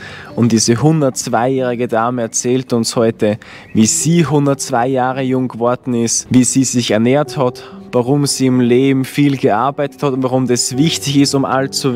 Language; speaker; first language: German; native; German